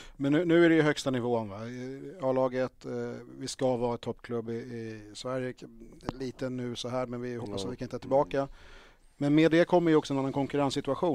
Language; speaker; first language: Swedish; native; Swedish